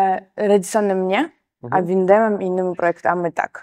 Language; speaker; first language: Polish; non-native, fluent; Georgian